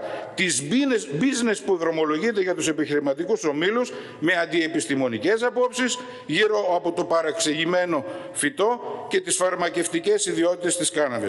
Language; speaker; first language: Greek; native; Greek